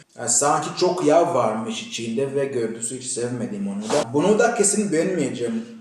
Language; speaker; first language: Turkish; non-native, fluent; Kinyarwanda